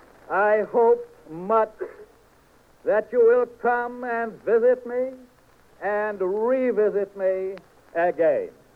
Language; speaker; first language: English; native; English